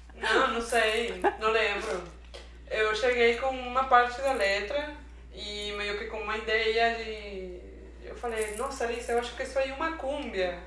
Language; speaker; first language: Portuguese; non-native, fluent; Spanish